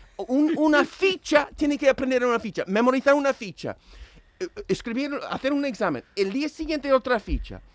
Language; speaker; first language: Spanish; non-native, fluent; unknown